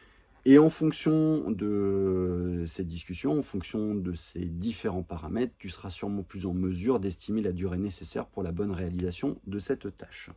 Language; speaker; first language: French; native; French